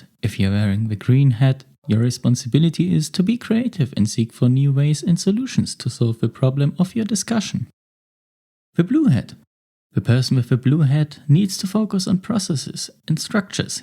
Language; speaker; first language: English; non-native, fluent; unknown